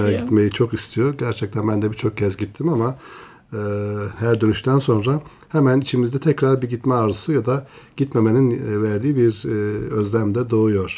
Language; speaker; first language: Turkish; native; Turkish